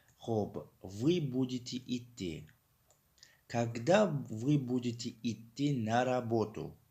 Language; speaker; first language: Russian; non-native, fluent; Tajik